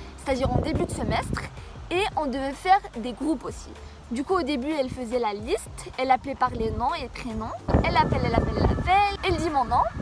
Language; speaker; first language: French; non-native, local second language; Arabic